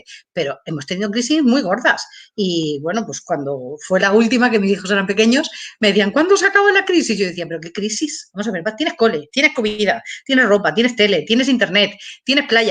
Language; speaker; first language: Spanish; native; Spanish